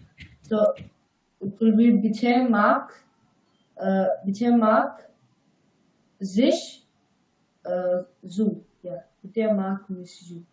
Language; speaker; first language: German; non-native, learner; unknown